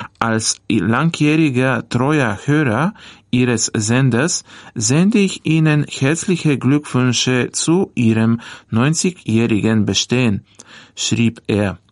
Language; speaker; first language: German; non-native, fluent; Bulgarian